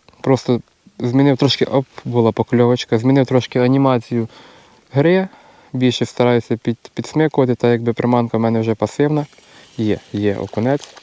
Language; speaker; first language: Ukrainian; native; Ukrainian